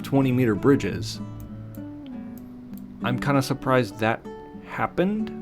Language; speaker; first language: English; native; English